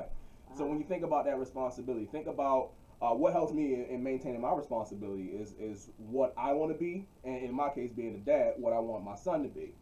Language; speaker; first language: English; native; English